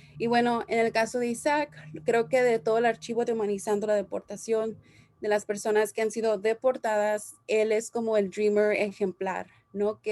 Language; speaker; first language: Spanish; early bilingual, heritage; Spanish